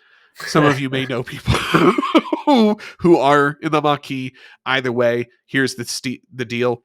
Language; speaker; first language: English; native; English